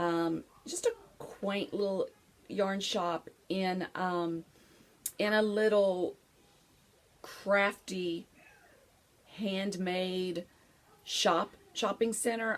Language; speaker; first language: English; native; English